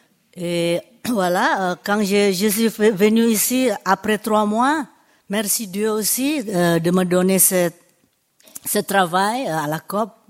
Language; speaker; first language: French; non-native, fluent; Indonesian